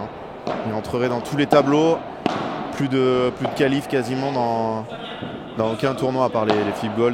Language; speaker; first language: French; native; French